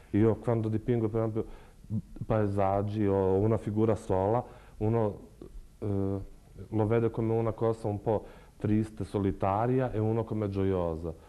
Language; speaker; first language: Italian; non-native, fluent; Serbian